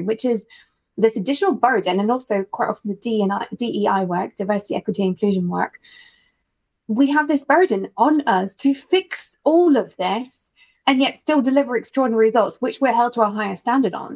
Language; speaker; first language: English; native; English